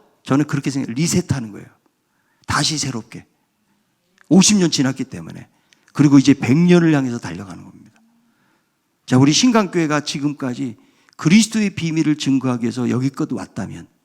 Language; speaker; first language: Korean; native; Korean